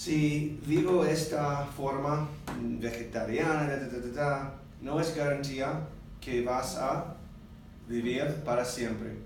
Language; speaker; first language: Spanish; non-native, learner; English